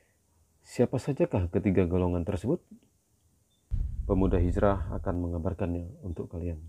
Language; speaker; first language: Indonesian; native; Indonesian